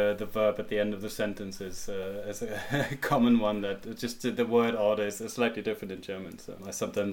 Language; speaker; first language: English; non-native, fluent; German